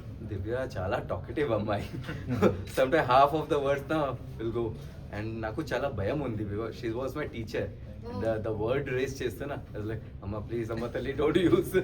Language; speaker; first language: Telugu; non-native, learner; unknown